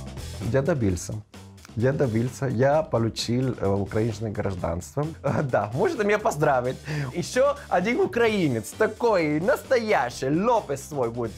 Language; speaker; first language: Ukrainian; non-native, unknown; Spanish